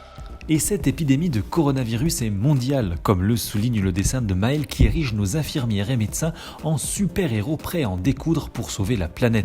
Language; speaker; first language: French; native; French